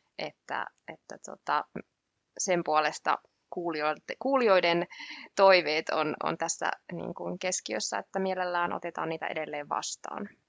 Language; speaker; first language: Finnish; native; Finnish